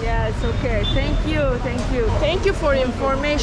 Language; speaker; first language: English; non-native, learner; Turkish